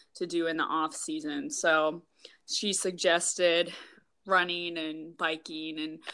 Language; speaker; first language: English; native; English